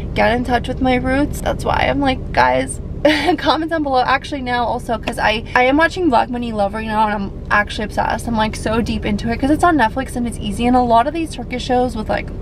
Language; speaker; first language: English; native; English